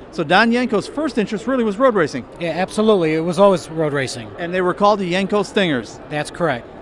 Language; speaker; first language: English; native; English